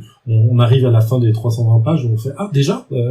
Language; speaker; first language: French; native; French